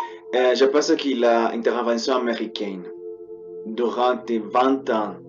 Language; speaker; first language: French; non-native, learner; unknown